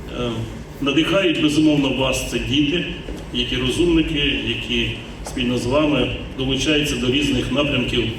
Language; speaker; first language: Ukrainian; native; Ukrainian